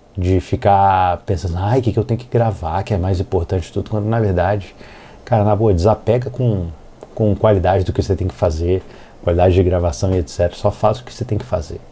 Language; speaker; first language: Portuguese; native; Portuguese